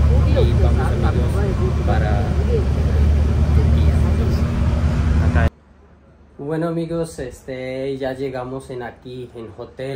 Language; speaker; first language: Spanish; non-native, learner; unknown